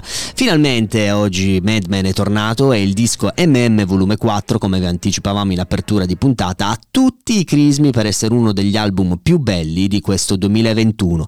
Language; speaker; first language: Italian; native; Italian